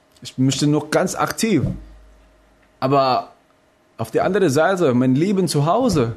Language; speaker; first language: German; non-native, fluent; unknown